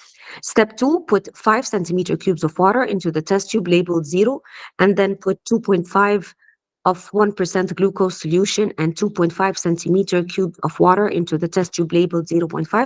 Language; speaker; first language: English; non-native, fluent; Arabic